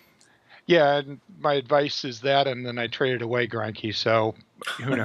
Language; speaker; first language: English; native; English